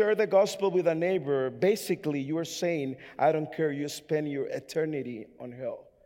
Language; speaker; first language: English; non-native, fluent; Spanish